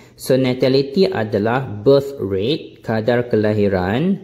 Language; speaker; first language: Malay; native; Malay